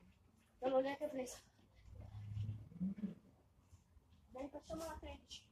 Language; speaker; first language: Italian; native; Italian